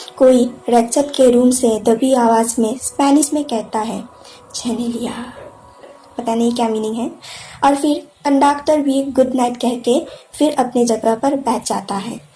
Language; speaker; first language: Hindi; non-native, local second language; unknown